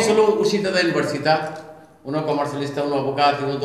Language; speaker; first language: Italian; non-native, learner; Bangla